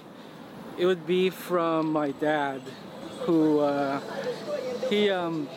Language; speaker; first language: English; non-native, local second language; Filipino